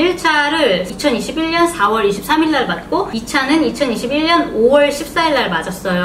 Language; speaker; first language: Korean; early bilingual, heritage; Korean